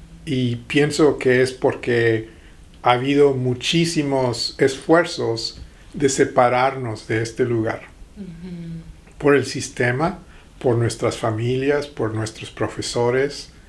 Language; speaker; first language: Spanish; early bilingual, heritage; Spanish